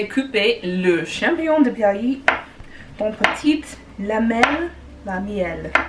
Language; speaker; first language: French; non-native, learner; English